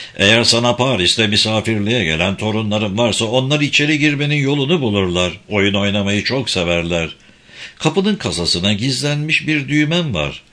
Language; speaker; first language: Turkish; native; Turkish